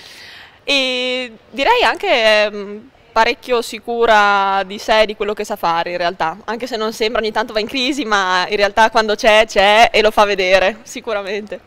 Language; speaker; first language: Italian; native; Italian